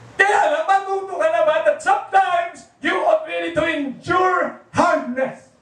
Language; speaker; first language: English; non-native, local second language; Filipino